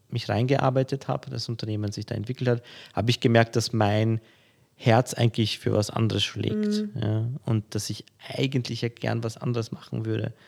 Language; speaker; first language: German; early bilingual, other home language; Polish